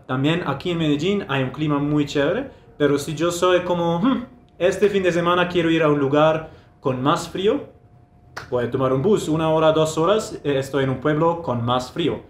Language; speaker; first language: Spanish; non-native, fluent; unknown